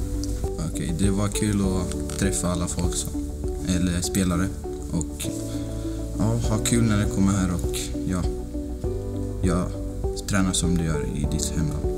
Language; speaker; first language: Swedish; early bilingual, other home language; Lithuanian